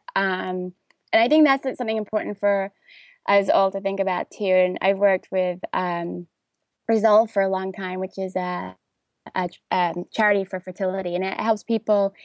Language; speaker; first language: English; native; English